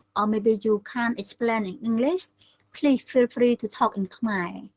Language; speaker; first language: English; non-native, learner; Khmer